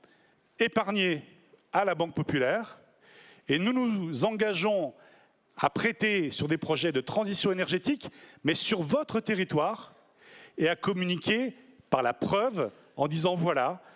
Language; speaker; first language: French; native; French